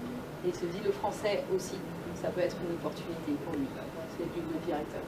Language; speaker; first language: French; native; French